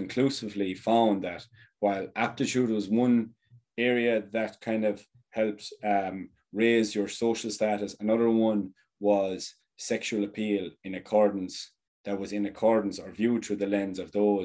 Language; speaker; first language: English; native; English